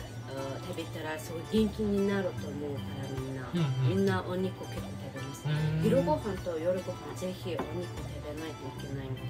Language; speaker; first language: Japanese; non-native, fluent; Mongolian